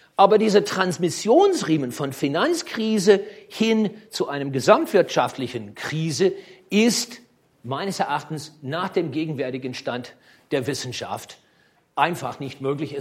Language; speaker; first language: German; native; German